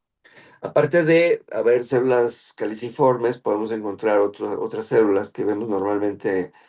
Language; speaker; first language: Spanish; native; Spanish